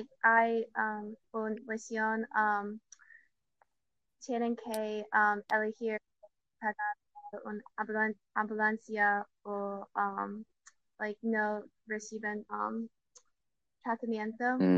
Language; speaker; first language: Spanish; non-native, learner; English